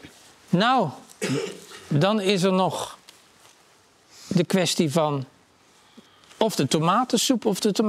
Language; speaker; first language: Dutch; native; Dutch